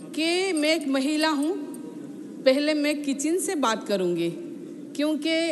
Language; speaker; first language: Hindi; non-native, local second language; Odia